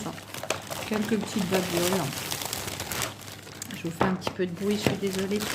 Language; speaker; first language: French; native; French